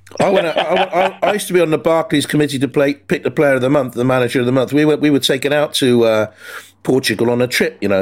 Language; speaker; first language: English; native; English